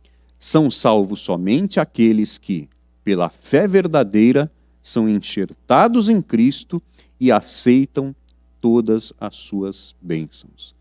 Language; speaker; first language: Portuguese; native; Portuguese